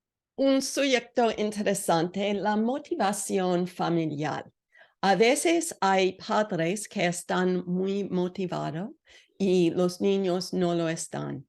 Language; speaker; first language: Spanish; non-native, learner; English